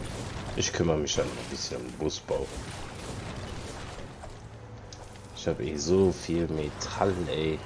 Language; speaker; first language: German; native; German